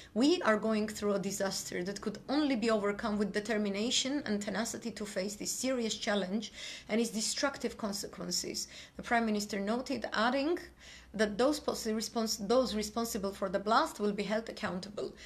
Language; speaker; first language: English; non-native, fluent; Armenian